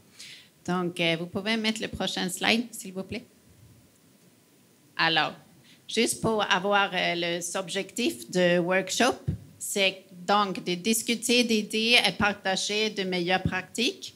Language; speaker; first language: French; non-native, fluent; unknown